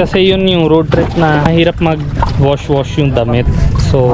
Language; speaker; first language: Filipino; non-native, learner; Hindi